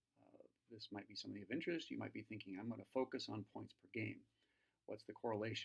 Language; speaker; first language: English; native; English